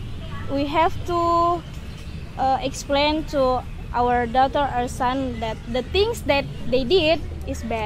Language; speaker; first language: English; non-native, learner; Indonesian